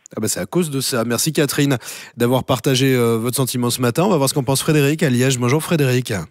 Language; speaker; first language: French; native; French